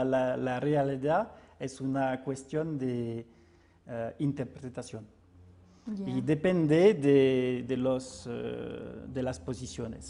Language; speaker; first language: Spanish; non-native, fluent; French